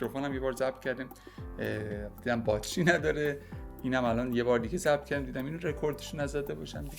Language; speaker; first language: Persian; native; Persian